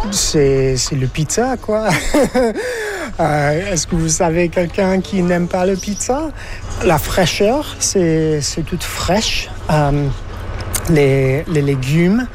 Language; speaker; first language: French; non-native, fluent; English